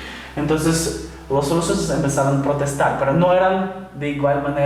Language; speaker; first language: Spanish; non-native, fluent; Ukrainian